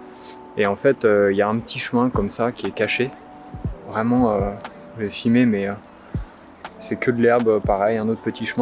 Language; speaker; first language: French; native; French